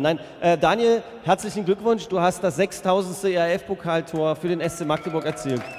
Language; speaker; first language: German; native; German